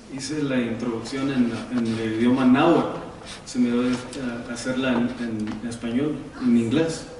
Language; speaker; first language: Spanish; early bilingual, heritage; Spanish